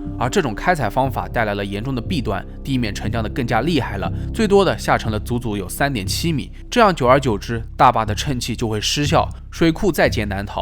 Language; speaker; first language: Chinese; native; Chinese